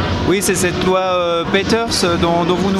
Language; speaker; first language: French; native; French